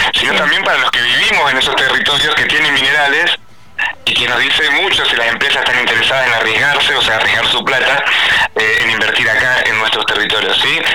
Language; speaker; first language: Spanish; native; Spanish